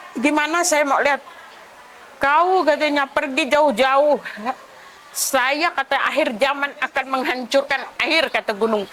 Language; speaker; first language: Indonesian; non-native, local second language; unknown